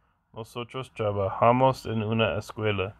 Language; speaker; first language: Spanish; non-native, learner; English